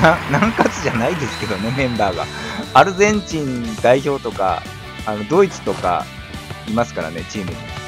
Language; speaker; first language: Japanese; native; Japanese